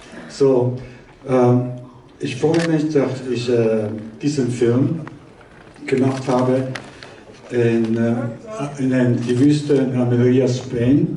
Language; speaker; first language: German; early bilingual, heritage; Italian